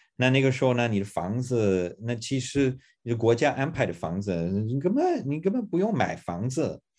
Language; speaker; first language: Chinese; non-native, fluent; English